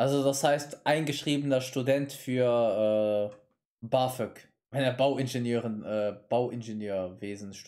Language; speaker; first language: German; native; German